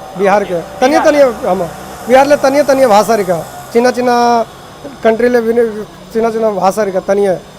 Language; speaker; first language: Tamil; non-native, learner; Hindi